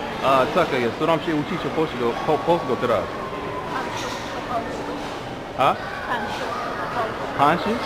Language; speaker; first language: Polish; non-native, learner; English